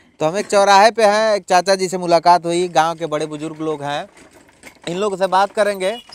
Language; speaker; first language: Hindi; native; Hindi